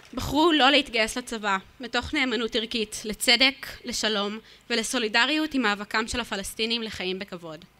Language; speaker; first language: Hebrew; native; Hebrew